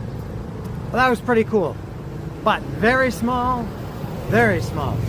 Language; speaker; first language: English; native; English